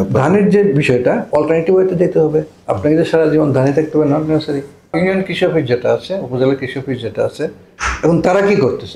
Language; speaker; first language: Bangla; native; Bangla